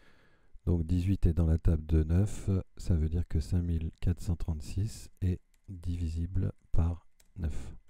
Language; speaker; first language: French; native; French